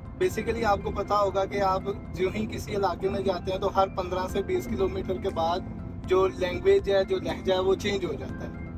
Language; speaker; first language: Urdu; non-native, local second language; Punjabi